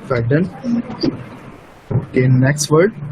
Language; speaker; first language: English; non-native, local second language; Urdu